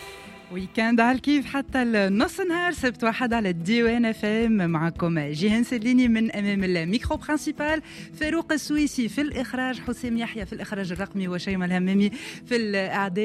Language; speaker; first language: Arabic; native; Arabic